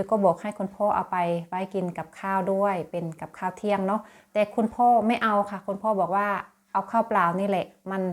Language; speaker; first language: Thai; native; Thai